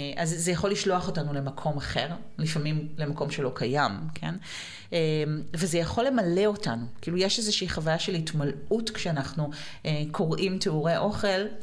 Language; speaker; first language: Hebrew; native; Hebrew